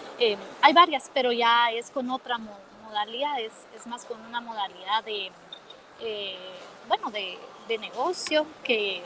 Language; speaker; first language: Spanish; native; Spanish